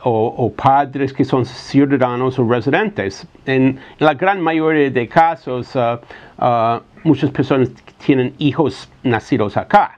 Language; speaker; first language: Spanish; non-native, fluent; English